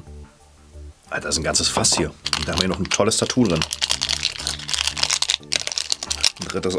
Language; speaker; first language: German; native; German